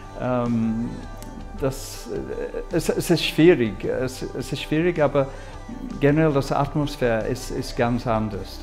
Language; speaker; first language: German; non-native, fluent; English